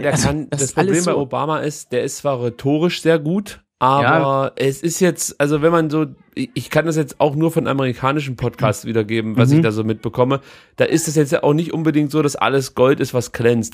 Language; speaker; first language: German; native; German